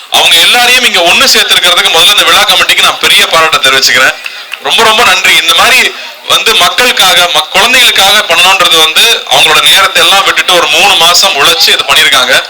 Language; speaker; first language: Tamil; native; Tamil